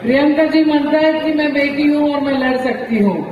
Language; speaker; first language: Hindi; non-native, local second language; Marathi